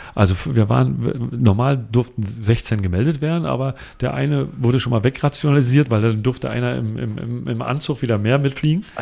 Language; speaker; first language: German; native; German